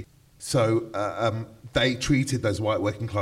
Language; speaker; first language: English; native; English